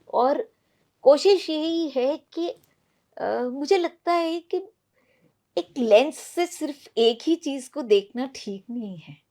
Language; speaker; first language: Hindi; non-native, local second language; Punjabi